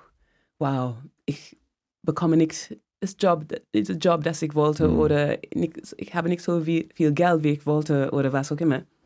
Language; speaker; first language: German; non-native, fluent; English